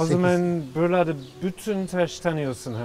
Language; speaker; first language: Turkish; non-native, learner; English